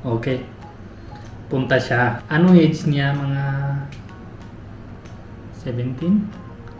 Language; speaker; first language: Filipino; non-native, learner; Hindi